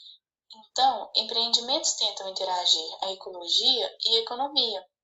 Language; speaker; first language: Portuguese; native; Portuguese